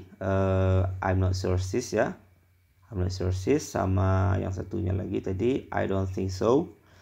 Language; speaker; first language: English; non-native, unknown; Indonesian